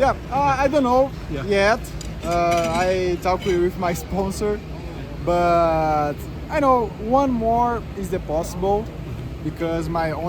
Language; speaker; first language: English; non-native, learner; Portuguese